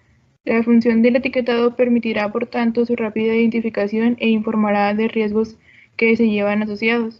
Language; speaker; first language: Spanish; native; Spanish